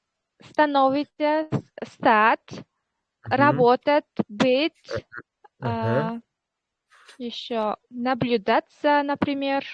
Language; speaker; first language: Russian; non-native, learner; Uzbek